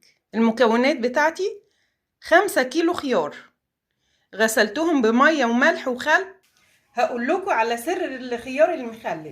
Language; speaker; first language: Arabic; native; Arabic